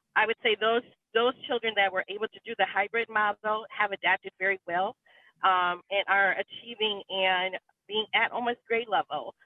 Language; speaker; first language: English; native; English